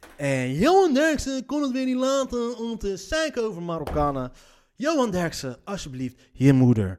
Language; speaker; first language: Dutch; early bilingual, other home language; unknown